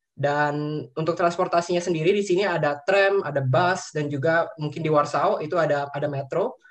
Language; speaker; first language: Indonesian; native; Indonesian